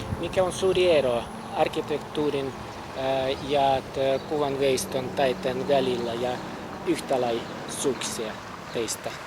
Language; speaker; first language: Finnish; non-native, fluent; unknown